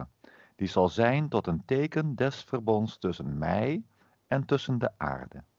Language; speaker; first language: Dutch; native; Dutch